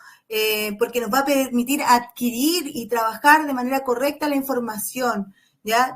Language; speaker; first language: Spanish; native; Spanish